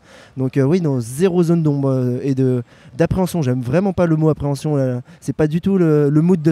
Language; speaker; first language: French; native; French